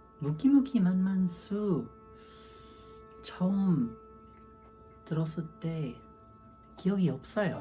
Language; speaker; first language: Korean; non-native, learner; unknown